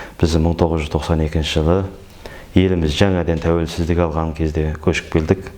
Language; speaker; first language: Kazakh; early bilingual, heritage; Kazakh